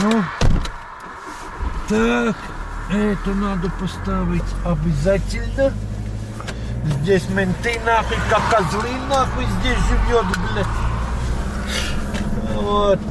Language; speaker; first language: Russian; native; Russian